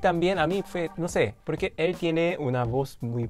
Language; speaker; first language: Spanish; non-native, fluent; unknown